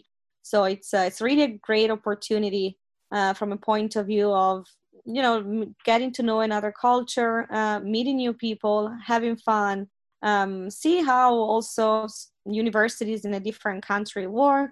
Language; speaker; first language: English; non-native, fluent; Italian